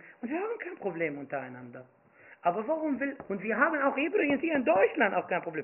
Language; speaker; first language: German; non-native, fluent; Arabic